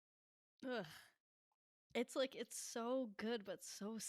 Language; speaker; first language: English; native; English